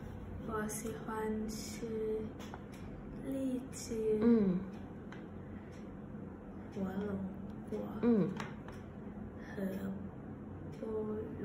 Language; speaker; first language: Chinese; non-native, learner; Thai